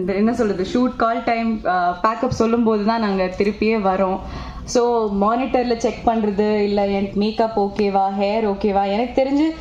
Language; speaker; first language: Tamil; non-native, local second language; Malayalam